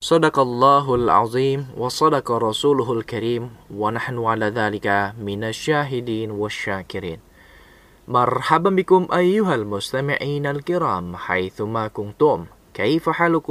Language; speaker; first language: Arabic; non-native, fluent; Indonesian